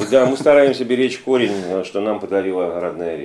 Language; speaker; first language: Russian; native; Russian